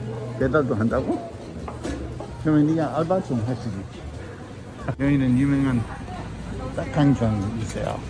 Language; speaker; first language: Korean; non-native, fluent; English